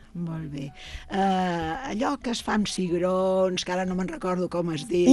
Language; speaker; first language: Catalan; non-native, local second language; Spanish